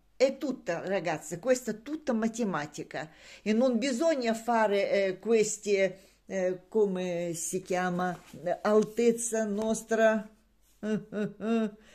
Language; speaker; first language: Italian; non-native, learner; Russian